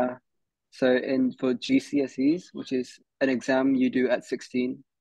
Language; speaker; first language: English; early bilingual, other home language; Hindi